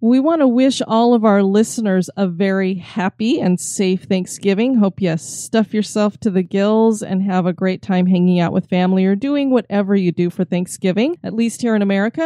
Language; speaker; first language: English; native; English